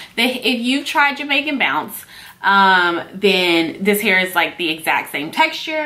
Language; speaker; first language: English; native; English